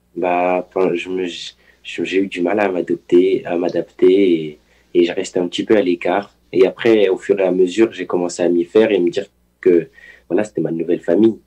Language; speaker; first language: French; early bilingual, other home language; Haitian Creole